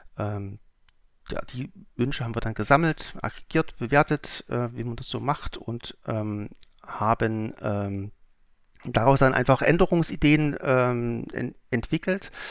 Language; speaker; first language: German; native; German